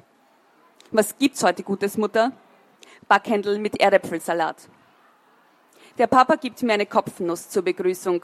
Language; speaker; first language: German; native; German